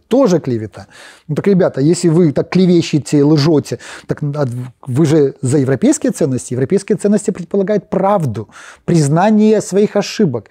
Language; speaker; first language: Russian; non-native, local second language; Polish